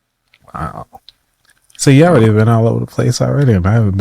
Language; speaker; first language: English; native; English